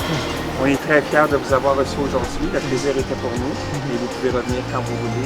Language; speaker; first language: French; native; French